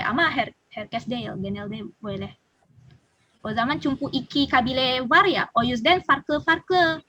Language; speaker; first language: Turkish; non-native, learner; Indonesian